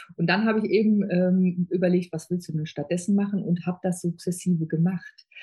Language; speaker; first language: German; native; German